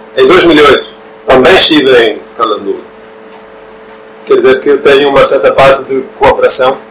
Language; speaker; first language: Portuguese; non-native, fluent; Norwegian